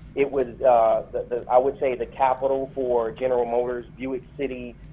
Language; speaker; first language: English; native; English